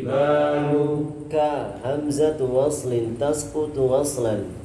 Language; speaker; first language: Arabic; non-native, fluent; Indonesian